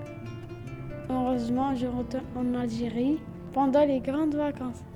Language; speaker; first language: French; non-native, learner; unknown